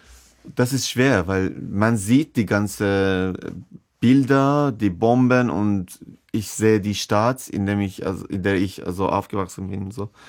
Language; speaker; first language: German; non-native, fluent; Persian